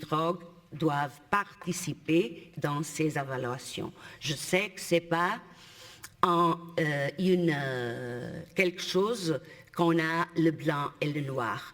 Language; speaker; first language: French; non-native, fluent; Portuguese